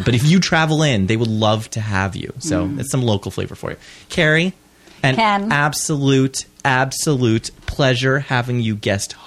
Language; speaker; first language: English; native; English